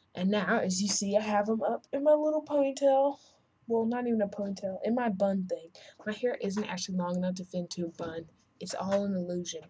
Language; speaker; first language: English; native; English